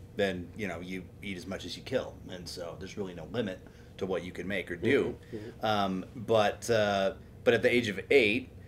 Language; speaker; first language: English; native; English